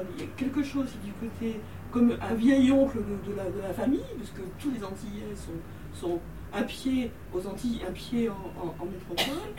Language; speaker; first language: French; native; French